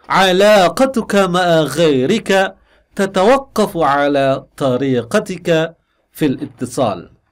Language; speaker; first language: Arabic; non-native, fluent; Indonesian